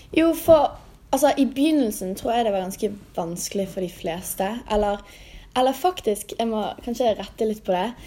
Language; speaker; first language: Norwegian; native; Norwegian